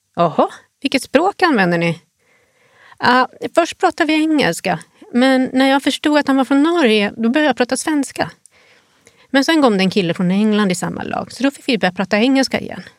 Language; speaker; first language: Swedish; native; Swedish